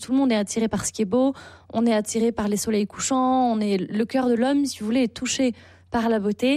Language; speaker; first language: French; native; French